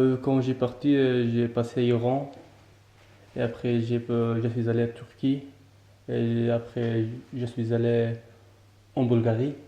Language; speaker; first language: French; non-native, learner; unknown